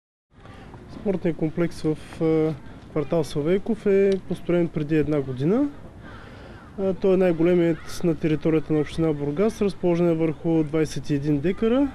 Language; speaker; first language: Bulgarian; native; Bulgarian